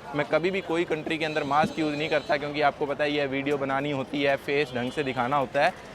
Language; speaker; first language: Hindi; native; Hindi